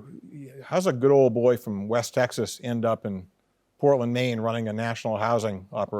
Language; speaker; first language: English; native; English